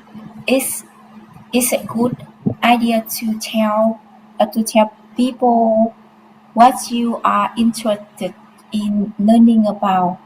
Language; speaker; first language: English; non-native, learner; Vietnamese